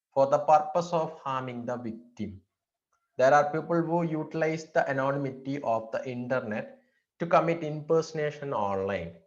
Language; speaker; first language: English; non-native, local second language; Malayalam